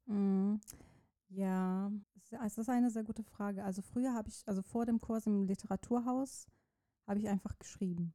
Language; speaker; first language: German; non-native, fluent; Persian